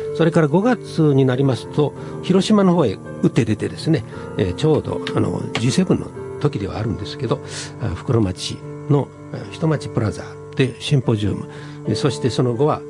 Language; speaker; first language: Japanese; native; Japanese